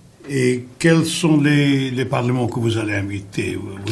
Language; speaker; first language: French; non-native, fluent; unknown